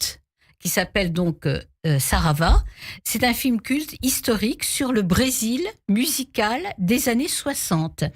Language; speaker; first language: French; native; French